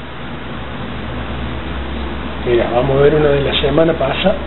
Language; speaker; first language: Spanish; native; Spanish